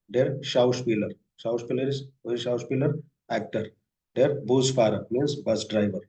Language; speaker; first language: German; non-native, fluent; Hindi